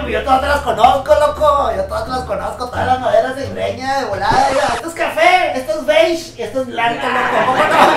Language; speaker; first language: Spanish; native; Spanish